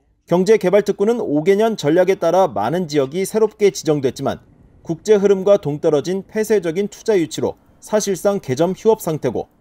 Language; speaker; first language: Korean; native; Korean